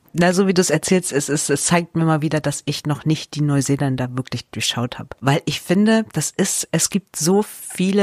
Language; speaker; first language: German; native; German